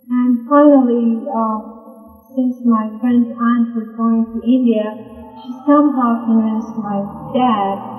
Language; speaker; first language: English; non-native, fluent; Persian